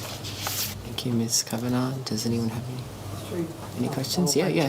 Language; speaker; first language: English; native; English